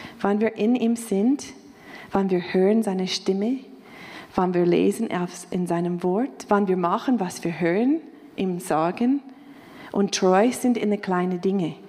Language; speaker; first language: German; non-native, fluent; English